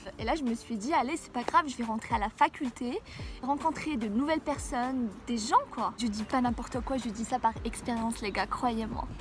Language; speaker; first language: French; non-native, local second language; Arabic